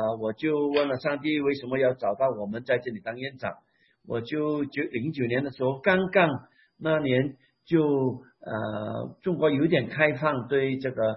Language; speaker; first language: Chinese; non-native, local second language; Hakka Chinese